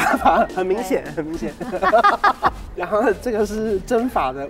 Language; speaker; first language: Chinese; native; Chinese